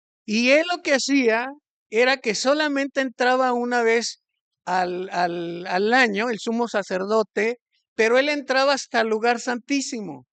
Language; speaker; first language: Spanish; native; Spanish